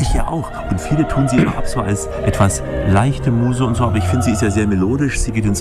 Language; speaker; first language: German; native; German